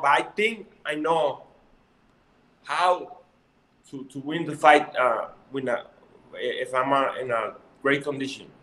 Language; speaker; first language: English; non-native, learner; Spanish